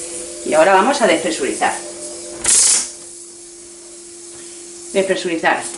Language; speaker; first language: Spanish; native; Spanish